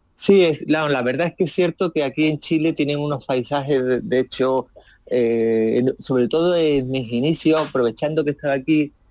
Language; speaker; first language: Spanish; native; Spanish